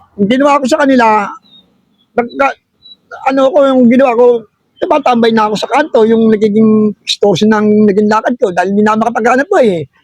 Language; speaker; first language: Filipino; native; Filipino